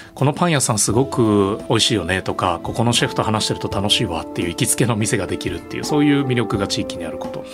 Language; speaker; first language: Japanese; native; Japanese